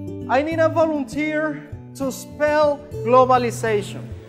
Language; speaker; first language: English; non-native, fluent; Spanish